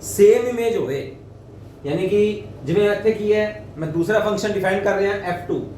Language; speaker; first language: Hindi; non-native, local second language; Punjabi